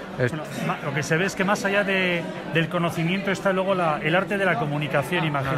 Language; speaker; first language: Spanish; native; Spanish